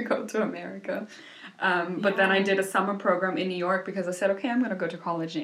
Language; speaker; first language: English; non-native, fluent; German